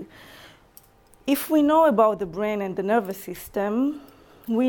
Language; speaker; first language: English; non-native, fluent; Hebrew